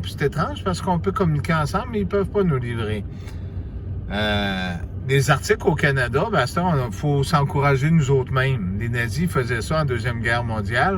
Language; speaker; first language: French; native; French